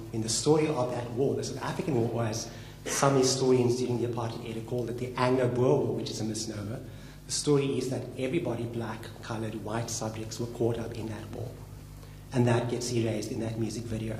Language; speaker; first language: English; native; English